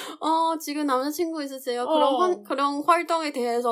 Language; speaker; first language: Korean; non-native, learner; Chinese